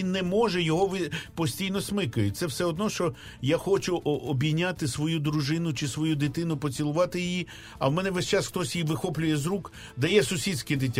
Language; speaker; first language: Ukrainian; native; Ukrainian